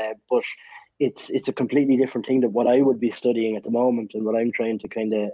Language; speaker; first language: English; native; English